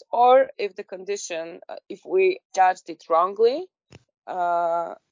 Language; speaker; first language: English; non-native, fluent; Polish